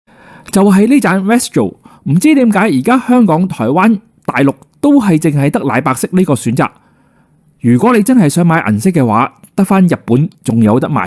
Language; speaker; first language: Cantonese; native; Cantonese